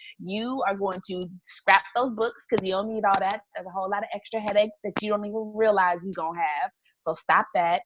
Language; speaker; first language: English; native; English